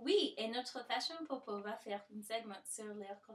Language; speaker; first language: French; non-native, learner; English